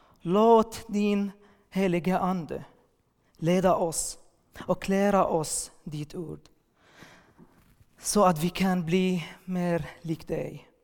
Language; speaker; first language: Swedish; non-native, learner; Arabic